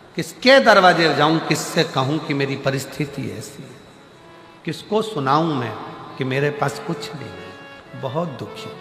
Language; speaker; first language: Hindi; native; Hindi